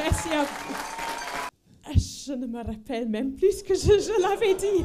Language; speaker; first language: French; non-native, fluent; Afrikaans